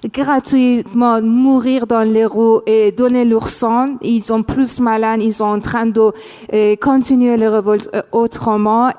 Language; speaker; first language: French; non-native, fluent; Persian